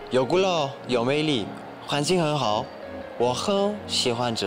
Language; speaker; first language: Chinese; non-native, learner; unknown